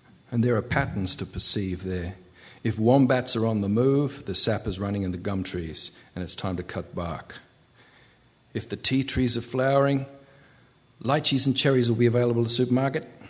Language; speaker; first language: English; native; English